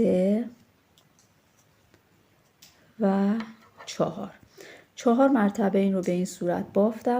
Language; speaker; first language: Persian; native; Persian